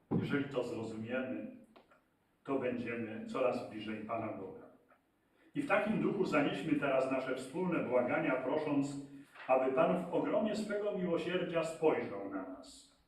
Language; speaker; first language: Polish; native; Polish